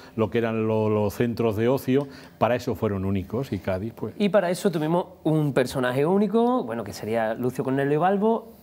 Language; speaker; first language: Spanish; native; Spanish